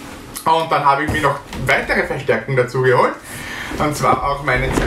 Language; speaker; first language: German; native; German